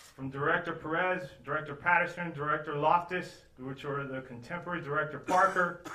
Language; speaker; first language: English; early bilingual, other home language; Spanish